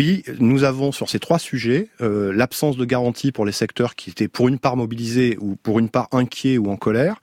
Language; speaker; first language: French; native; French